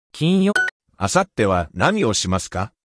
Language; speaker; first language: Japanese; non-native, learner; English